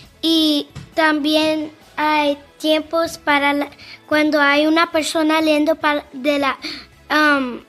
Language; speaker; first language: Spanish; early bilingual, heritage; Spanish